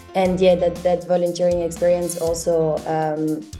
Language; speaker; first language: English; non-native, fluent; French